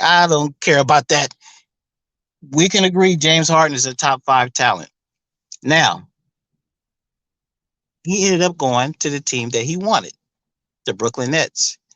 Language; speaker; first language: English; native; English